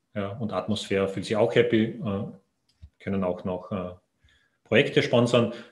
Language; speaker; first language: German; native; German